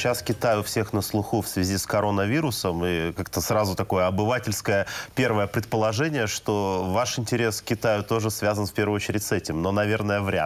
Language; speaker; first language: Russian; native; Russian